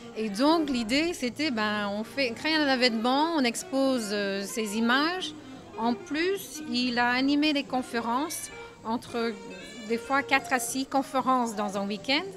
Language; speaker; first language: French; non-native, fluent; English